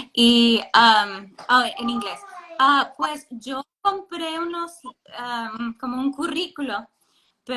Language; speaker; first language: Spanish; non-native, fluent; English